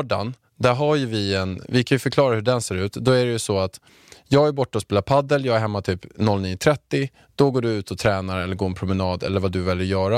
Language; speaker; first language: Swedish; native; Swedish